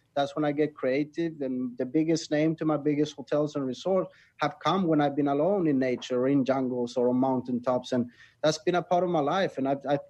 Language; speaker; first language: English; non-native, fluent; Swedish